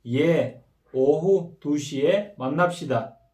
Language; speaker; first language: Korean; non-native, fluent; Kyrgyz